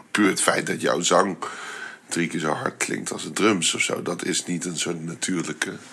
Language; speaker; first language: Dutch; native; Dutch